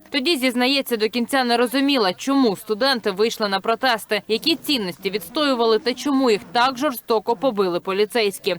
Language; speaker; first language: Ukrainian; native; Ukrainian